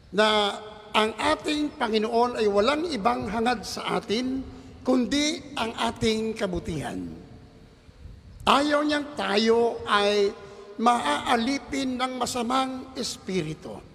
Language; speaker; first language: Filipino; native; Filipino